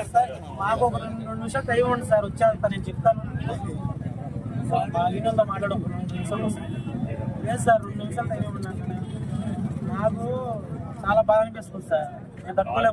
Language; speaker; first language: Telugu; native; Telugu